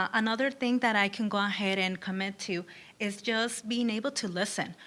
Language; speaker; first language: English; early bilingual, other home language; Spanish